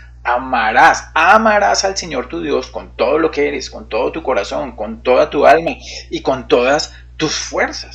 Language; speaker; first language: Spanish; native; Spanish